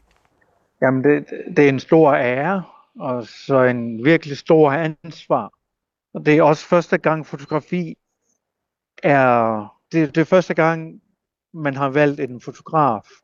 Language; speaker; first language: Danish; non-native, local second language; Kalaallisut